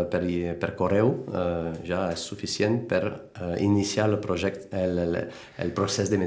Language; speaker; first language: Catalan; non-native, fluent; French